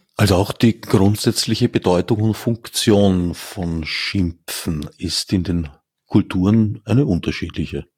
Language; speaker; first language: German; native; German